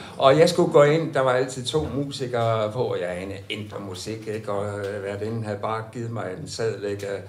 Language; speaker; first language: Danish; native; Danish